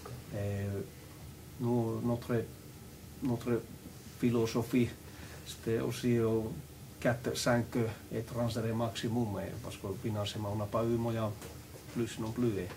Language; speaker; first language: French; non-native, learner; Finnish